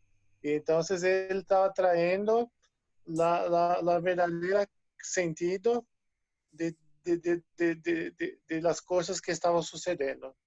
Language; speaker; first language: Spanish; non-native, fluent; Portuguese